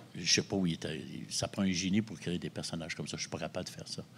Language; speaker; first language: French; native; French